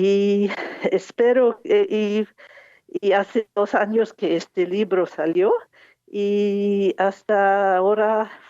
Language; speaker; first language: Spanish; non-native, fluent; English